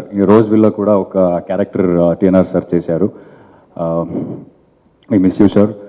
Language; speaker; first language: Telugu; non-native, fluent; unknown